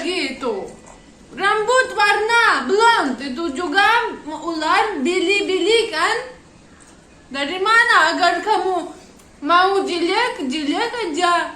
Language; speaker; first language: Indonesian; non-native, learner; Russian